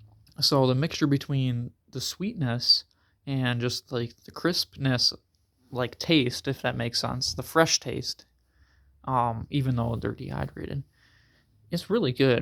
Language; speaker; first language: English; native; English